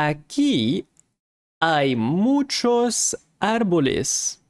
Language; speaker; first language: Spanish; non-native, fluent; English